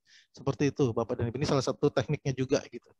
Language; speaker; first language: Indonesian; native; Indonesian